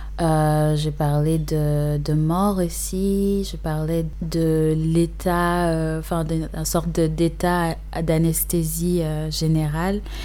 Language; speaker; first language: French; early bilingual, other home language; English